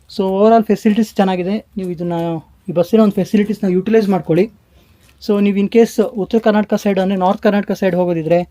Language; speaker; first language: Kannada; native; Kannada